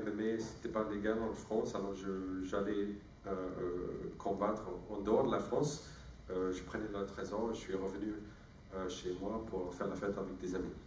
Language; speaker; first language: French; non-native, fluent; English